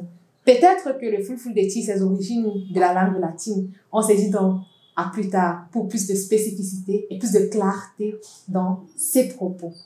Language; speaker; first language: French; non-native, local second language; Fula